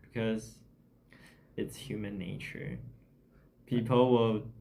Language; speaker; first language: English; non-native, learner; Chinese